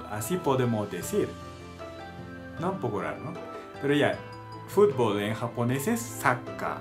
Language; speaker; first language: Spanish; non-native, learner; Japanese